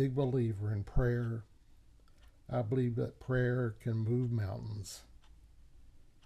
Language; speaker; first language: English; native; English